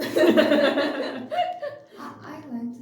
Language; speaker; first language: English; non-native, learner; Korean